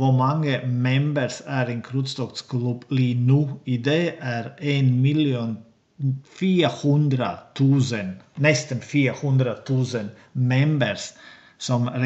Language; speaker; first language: Swedish; non-native, learner; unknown